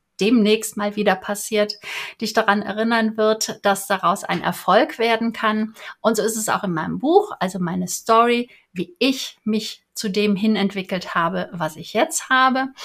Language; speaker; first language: German; native; German